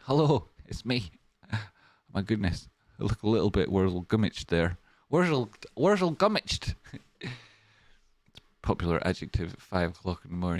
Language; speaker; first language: English; native; English